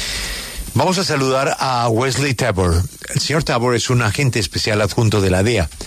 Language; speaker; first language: Spanish; native; Spanish